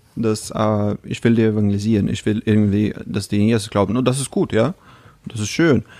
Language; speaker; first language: German; non-native, fluent; Russian